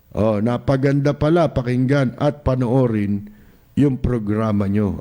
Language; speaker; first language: Filipino; native; Filipino